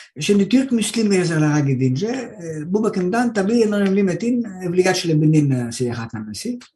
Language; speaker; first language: Turkish; non-native, fluent; Greek